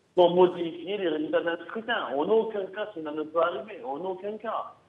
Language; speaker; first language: French; non-native, local second language; Arabic